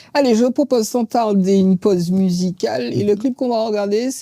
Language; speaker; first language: French; native; French